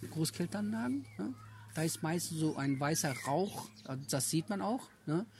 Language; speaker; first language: German; early bilingual, other home language; Turkish